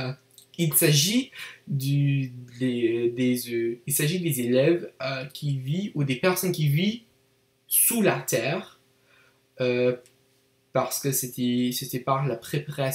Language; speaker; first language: French; non-native, learner; English